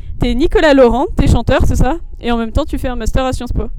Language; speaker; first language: French; native; French